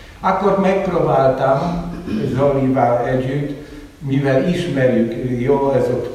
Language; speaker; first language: Hungarian; non-native, fluent; Polish